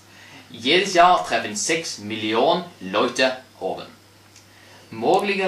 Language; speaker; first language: German; non-native, learner; Norwegian